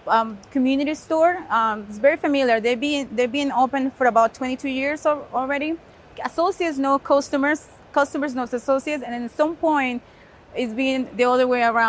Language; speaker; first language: English; non-native, fluent; Spanish